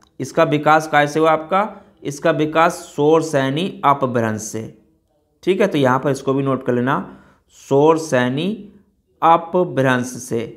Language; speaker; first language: Hindi; native; Hindi